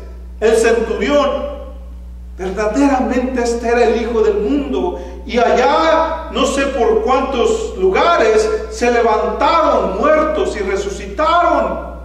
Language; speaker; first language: Spanish; native; Spanish